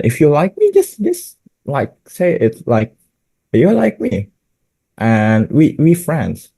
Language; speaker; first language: English; non-native, learner; Indonesian